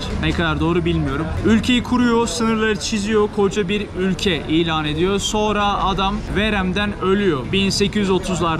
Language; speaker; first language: Turkish; native; Turkish